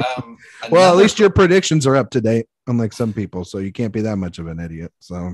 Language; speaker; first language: English; native; English